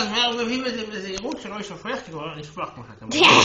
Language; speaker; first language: Hebrew; native; Hebrew